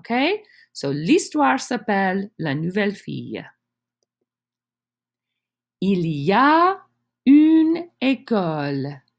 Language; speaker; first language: French; non-native, fluent; English